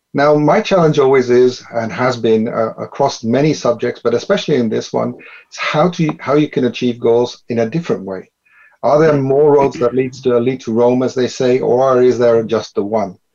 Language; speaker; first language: English; non-native, fluent; Dutch